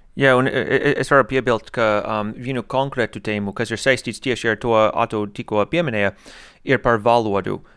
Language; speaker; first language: Latvian; non-native, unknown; English